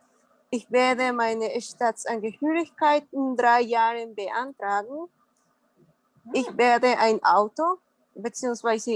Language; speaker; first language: German; non-native, learner; Spanish